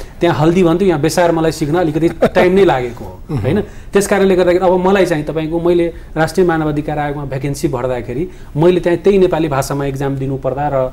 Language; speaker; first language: Nepali; non-native, local second language; Maithili